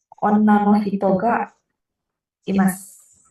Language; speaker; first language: Japanese; non-native, learner; Indonesian